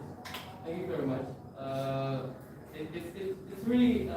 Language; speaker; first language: English; non-native, fluent; Indonesian